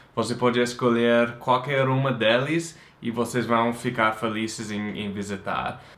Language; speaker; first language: Portuguese; non-native, fluent; English